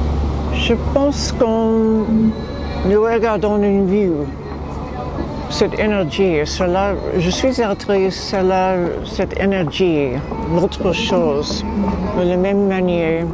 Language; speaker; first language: French; non-native, learner; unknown